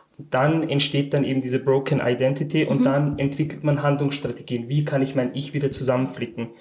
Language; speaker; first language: German; early bilingual, other home language; Turkish